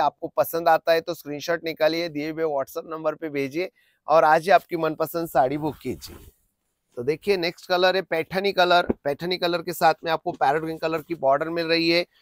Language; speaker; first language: Hindi; non-native, local second language; Marathi